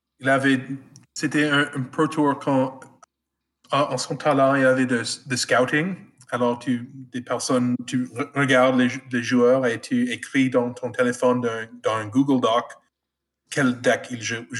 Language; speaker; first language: French; non-native, fluent; English